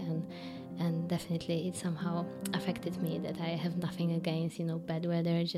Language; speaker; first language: English; non-native, fluent; Polish